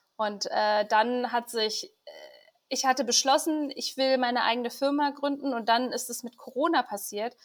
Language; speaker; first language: German; early bilingual, other home language; Persian